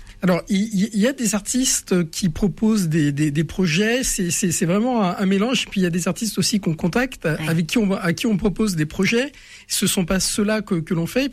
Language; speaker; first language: French; native; French